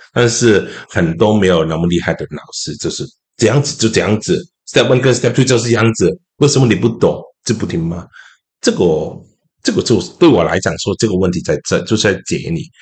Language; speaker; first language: Chinese; non-native, local second language; Cantonese